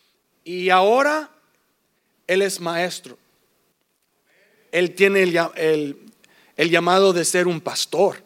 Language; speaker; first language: Spanish; early bilingual, heritage; English